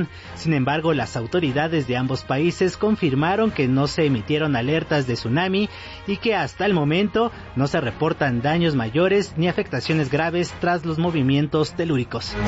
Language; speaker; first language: Spanish; native; Spanish